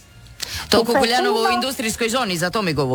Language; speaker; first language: Serbian; native; Serbian